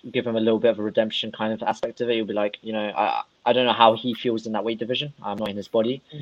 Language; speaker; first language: English; non-native, fluent; Russian